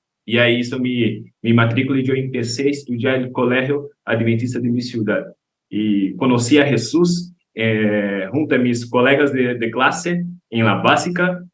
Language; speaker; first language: Spanish; non-native, learner; Portuguese